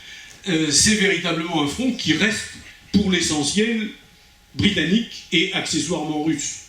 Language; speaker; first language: French; native; French